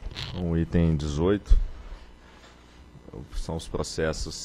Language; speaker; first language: Portuguese; native; Portuguese